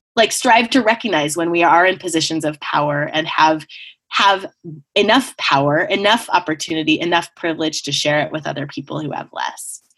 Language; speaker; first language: English; native; English